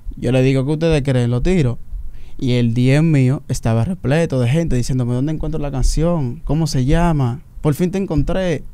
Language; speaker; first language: Spanish; early bilingual, heritage; Spanish